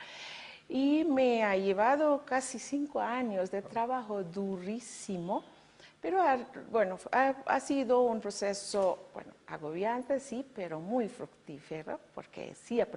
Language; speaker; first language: Spanish; non-native, fluent; Bangla